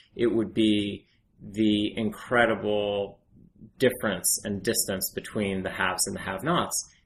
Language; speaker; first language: English; native; English